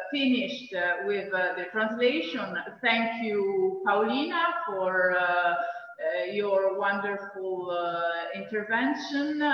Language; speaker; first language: English; non-native, fluent; Italian